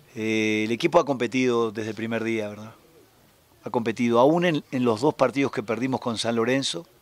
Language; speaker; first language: Spanish; native; Spanish